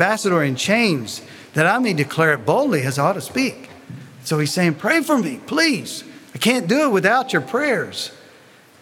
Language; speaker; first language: English; native; English